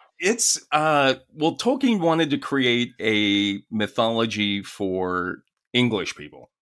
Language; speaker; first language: English; native; English